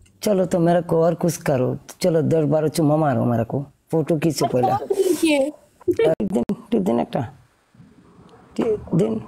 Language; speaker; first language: Hindi; non-native, fluent; Bangla